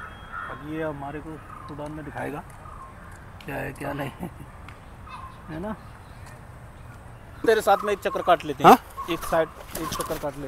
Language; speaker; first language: Hindi; native; Hindi